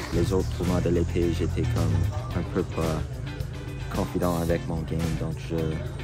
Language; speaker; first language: French; non-native, local second language; English